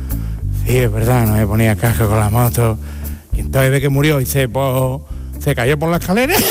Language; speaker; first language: Spanish; native; Spanish